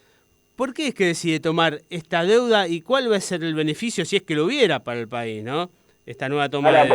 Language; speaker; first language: Spanish; native; Spanish